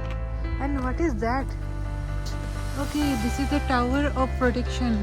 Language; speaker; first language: English; non-native, local second language; Hindi